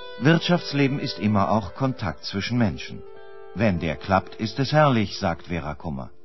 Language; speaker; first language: German; native; German